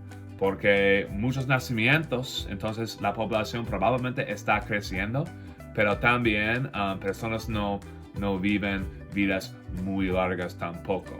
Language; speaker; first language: Spanish; non-native, fluent; English